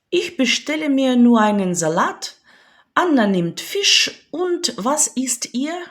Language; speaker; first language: German; non-native, fluent; Ukrainian